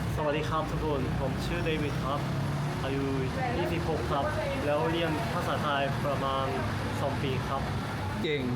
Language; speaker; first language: Thai; non-native, learner; German